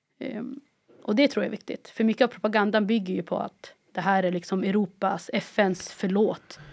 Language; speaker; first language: Swedish; early bilingual, other home language; Arabic